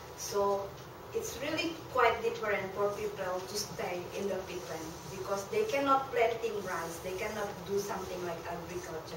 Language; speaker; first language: English; non-native, learner; Indonesian